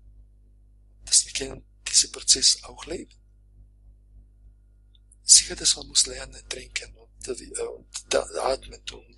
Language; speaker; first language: German; non-native, fluent; Croatian